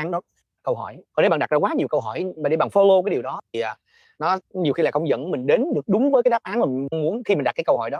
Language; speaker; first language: Vietnamese; native; Vietnamese